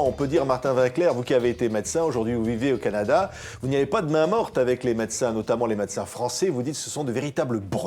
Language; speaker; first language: French; native; French